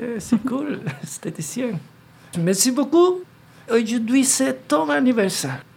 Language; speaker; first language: French; non-native, learner; Spanish